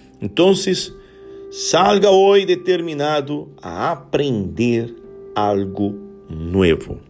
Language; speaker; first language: Portuguese; non-native, learner; Spanish